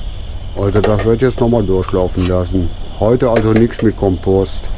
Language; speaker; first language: German; native; German